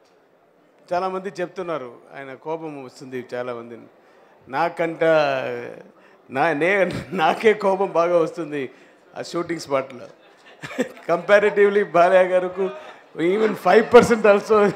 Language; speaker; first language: Telugu; non-native, fluent; Tamil